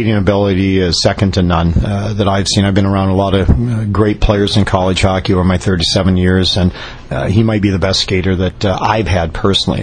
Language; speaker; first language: English; native; English